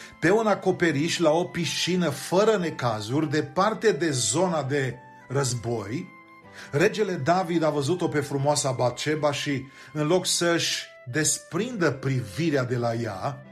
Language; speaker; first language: Romanian; native; Romanian